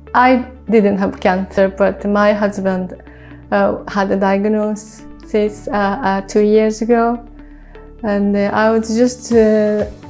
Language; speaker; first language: English; non-native, fluent; Japanese